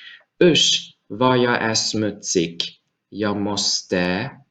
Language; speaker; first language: Swedish; non-native, fluent; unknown